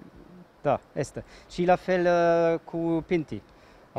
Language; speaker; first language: Romanian; non-native, learner; German